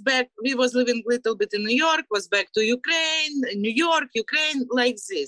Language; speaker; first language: English; non-native, learner; Ukrainian